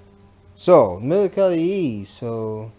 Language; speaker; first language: Japanese; non-native, learner; English